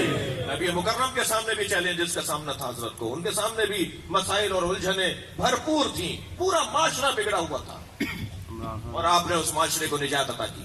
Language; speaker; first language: Urdu; native; Urdu